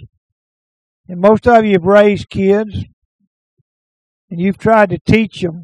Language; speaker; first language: English; native; English